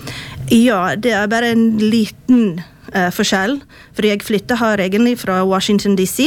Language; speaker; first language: Norwegian; non-native, fluent; English